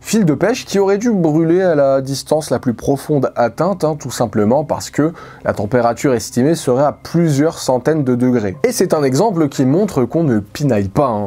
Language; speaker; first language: French; native; French